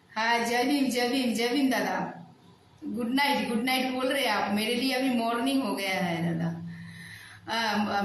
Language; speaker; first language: Hindi; non-native, local second language; Bangla